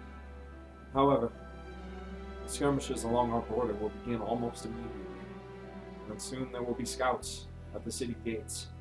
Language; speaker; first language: English; native; English